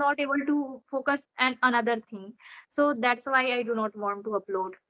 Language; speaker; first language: English; non-native, learner; Odia